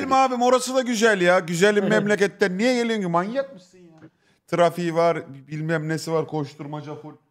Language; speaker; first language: Turkish; native; Turkish